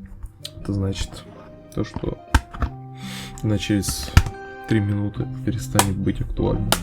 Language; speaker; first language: Russian; native; Russian